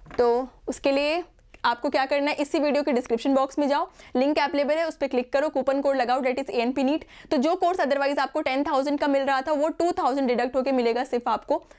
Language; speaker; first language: Hindi; native; Hindi